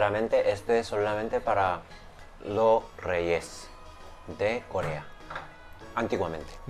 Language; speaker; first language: Spanish; non-native, learner; Korean